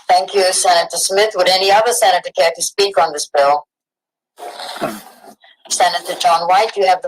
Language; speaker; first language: English; native; English